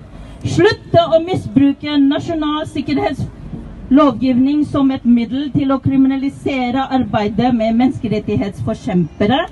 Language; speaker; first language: Norwegian; non-native, fluent; Tibetan